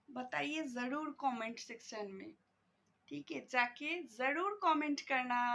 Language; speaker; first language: Hindi; non-native, local second language; Bangla